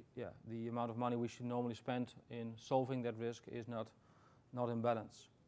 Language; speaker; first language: English; non-native, fluent; Dutch